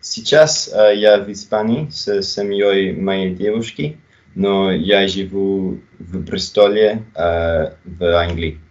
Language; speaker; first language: Russian; non-native, learner; English